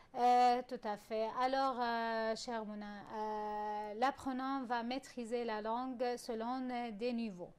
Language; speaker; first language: French; non-native, fluent; Arabic